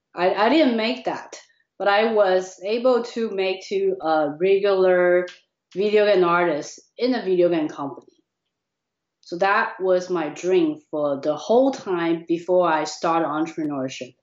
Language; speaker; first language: English; non-native, fluent; Chinese